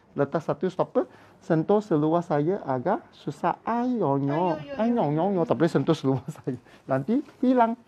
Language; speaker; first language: Malay; non-native, local second language; Cantonese